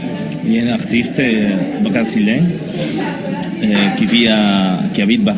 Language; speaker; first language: French; non-native, learner; Spanish